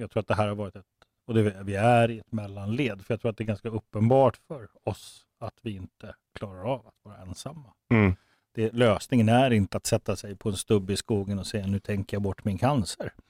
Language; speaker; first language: Swedish; native; Swedish